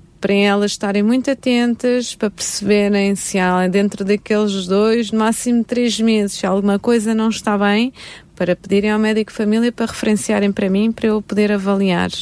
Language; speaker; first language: Portuguese; native; Portuguese